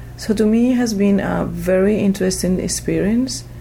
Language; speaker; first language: English; non-native, fluent; Spanish